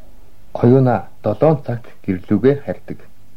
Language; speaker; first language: Japanese; non-native, learner; Russian